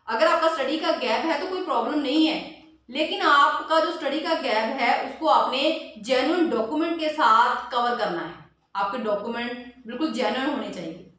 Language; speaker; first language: Hindi; non-native, local second language; Punjabi